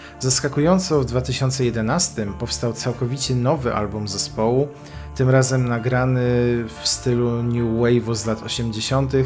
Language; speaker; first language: Polish; native; Polish